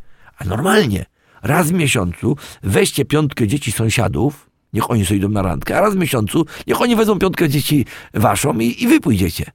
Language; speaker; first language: Polish; native; Polish